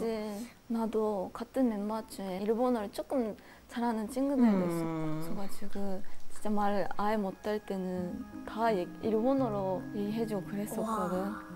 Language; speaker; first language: Korean; non-native, learner; Japanese